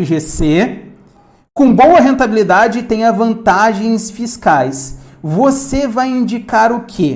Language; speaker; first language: Portuguese; native; Portuguese